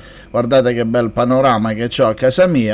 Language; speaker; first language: Italian; native; Italian